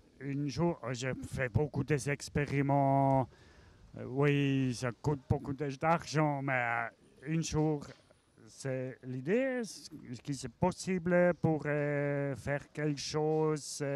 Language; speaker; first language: French; non-native, learner; German